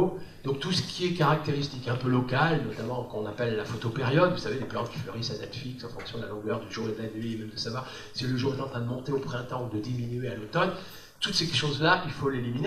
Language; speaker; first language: French; native; French